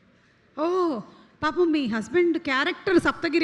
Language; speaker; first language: Telugu; native; Telugu